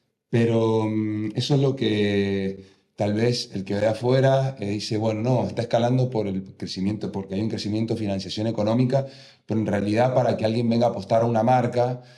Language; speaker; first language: Spanish; native; Spanish